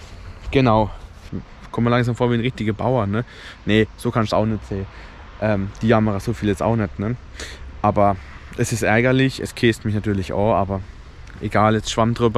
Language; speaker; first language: German; native; German